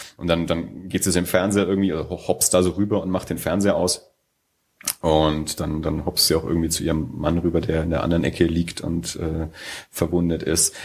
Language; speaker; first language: German; native; German